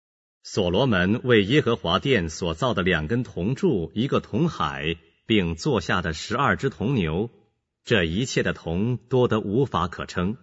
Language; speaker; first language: Chinese; native; Chinese